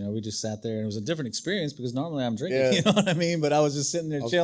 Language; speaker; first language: English; native; English